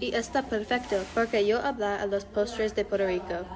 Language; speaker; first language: Spanish; non-native, learner; English